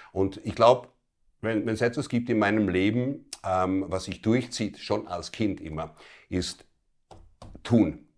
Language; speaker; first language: German; early bilingual, other home language; Italian